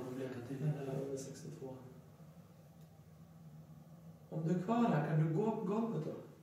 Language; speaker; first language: Swedish; native; Swedish